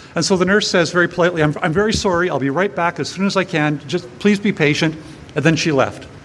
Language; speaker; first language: English; native; English